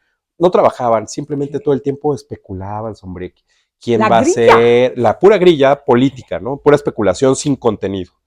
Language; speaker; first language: Spanish; native; Spanish